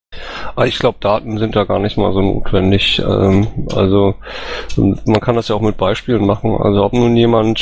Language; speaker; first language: German; native; German